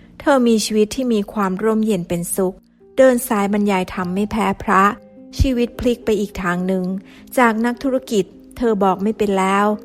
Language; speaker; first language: Thai; native; Thai